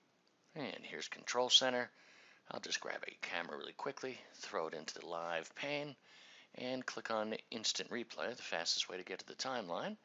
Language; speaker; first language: English; native; English